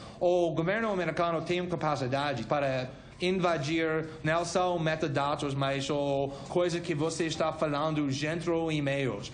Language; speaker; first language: Portuguese; non-native, fluent; English